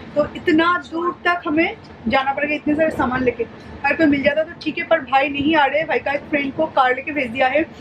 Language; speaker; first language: Hindi; non-native, local second language; Bangla